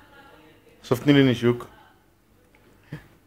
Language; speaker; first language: Hebrew; native; Hebrew